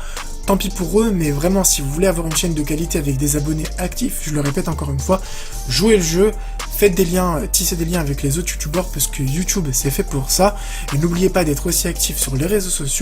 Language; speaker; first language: French; native; French